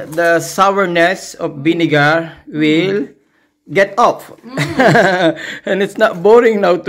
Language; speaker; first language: English; non-native, local second language; Filipino